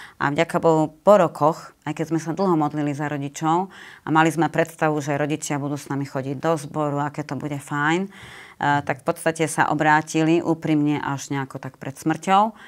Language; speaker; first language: Slovak; native; Slovak